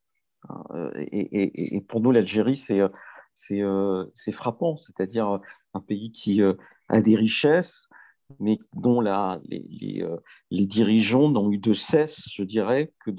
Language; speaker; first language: French; native; French